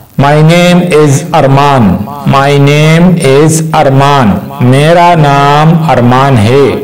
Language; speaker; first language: Urdu; non-native, local second language; Pashto